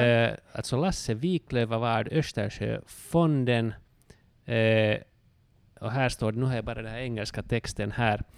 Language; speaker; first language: Swedish; non-native, local second language; Finnish